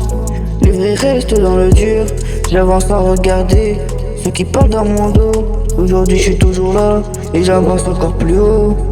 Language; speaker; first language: French; native; French